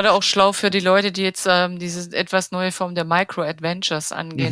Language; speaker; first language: German; native; German